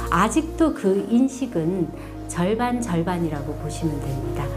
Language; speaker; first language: Korean; native; Korean